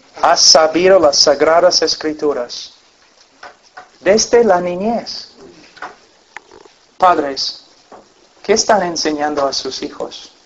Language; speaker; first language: Spanish; non-native, fluent; English